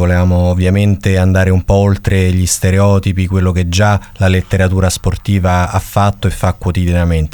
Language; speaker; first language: Italian; native; Italian